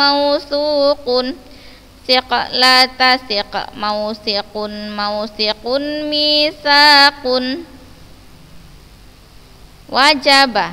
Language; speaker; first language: Arabic; non-native, fluent; Indonesian